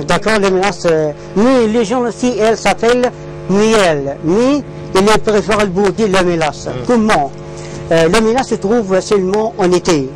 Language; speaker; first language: French; non-native, learner; Arabic